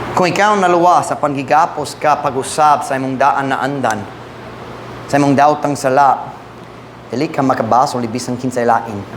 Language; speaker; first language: Cebuano; non-native, fluent; English